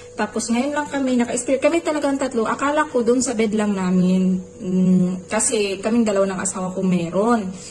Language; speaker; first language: Filipino; non-native, local second language; Cebuano